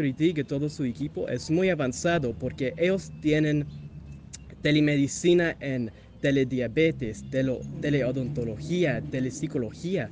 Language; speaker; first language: Spanish; non-native, learner; English